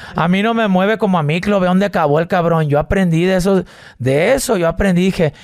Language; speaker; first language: Spanish; native; Spanish